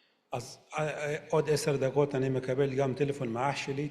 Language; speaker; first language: Hebrew; non-native, local second language; Arabic